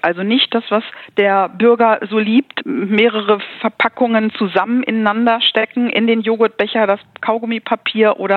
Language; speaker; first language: German; native; German